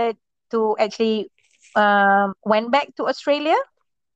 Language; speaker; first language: English; non-native, local second language; Malay